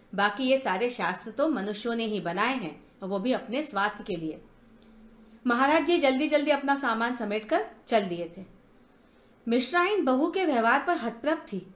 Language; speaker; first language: Hindi; native; Hindi